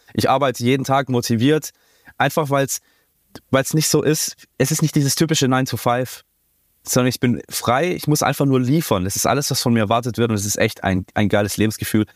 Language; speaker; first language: German; native; German